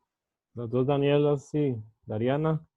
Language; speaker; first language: Spanish; native; Spanish